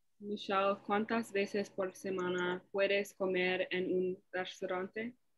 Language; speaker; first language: Spanish; non-native, learner; English